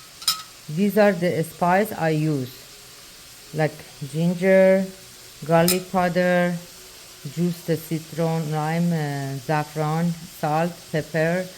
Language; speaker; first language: English; non-native, learner; Persian